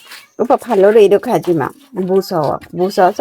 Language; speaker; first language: Korean; non-native, learner; Bangla